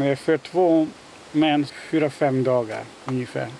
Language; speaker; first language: Swedish; non-native, learner; Hungarian